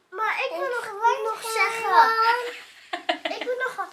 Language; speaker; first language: Dutch; early bilingual, other home language; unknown